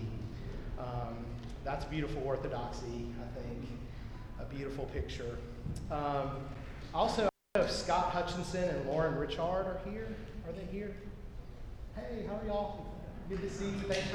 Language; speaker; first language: English; native; English